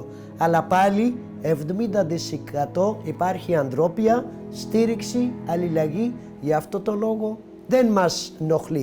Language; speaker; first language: Greek; non-native, learner; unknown